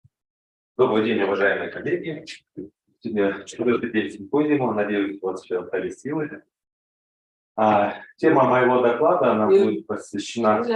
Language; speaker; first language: Russian; native; Russian